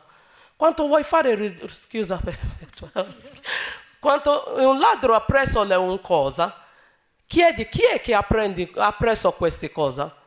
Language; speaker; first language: Italian; non-native, learner; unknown